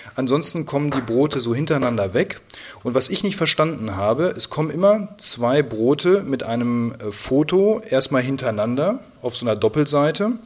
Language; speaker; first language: German; native; German